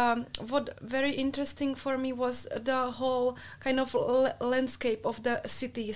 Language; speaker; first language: English; non-native, fluent; Czech